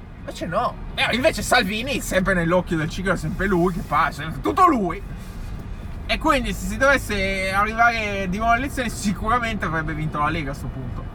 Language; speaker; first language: Italian; native; Italian